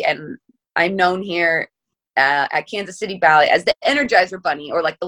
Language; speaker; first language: English; native; English